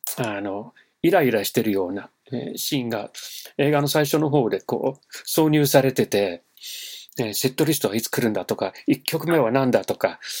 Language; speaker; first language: Japanese; non-native, fluent; English